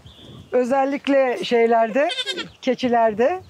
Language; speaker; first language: Turkish; native; Turkish